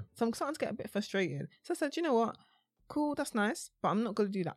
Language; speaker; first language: English; native; English